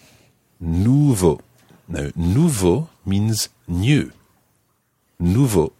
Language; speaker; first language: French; non-native, fluent; English